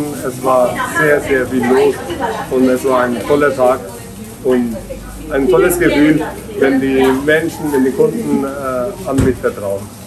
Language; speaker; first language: German; early bilingual, other home language; Turkish